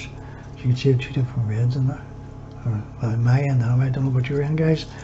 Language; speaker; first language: English; native; English